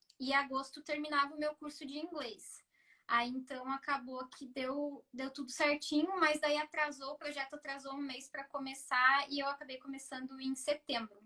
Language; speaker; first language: Portuguese; native; Portuguese